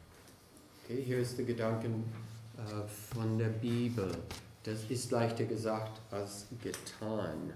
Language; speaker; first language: German; non-native, fluent; English